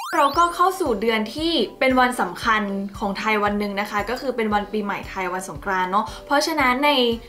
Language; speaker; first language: Thai; native; Thai